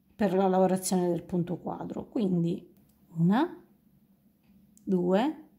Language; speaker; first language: Italian; native; Italian